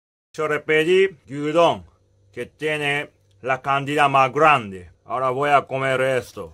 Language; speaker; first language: Spanish; non-native, learner; Japanese